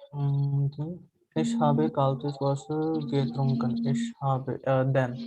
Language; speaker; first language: German; non-native, learner; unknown